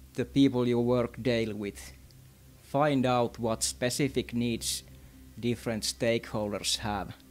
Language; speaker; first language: English; non-native, fluent; Finnish